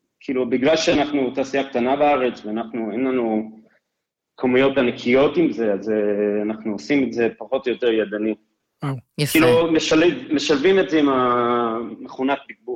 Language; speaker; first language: Hebrew; non-native, fluent; English